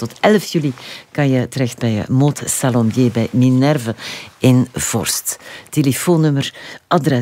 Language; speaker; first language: Dutch; native; Dutch